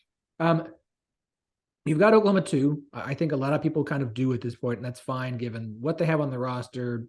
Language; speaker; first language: English; native; English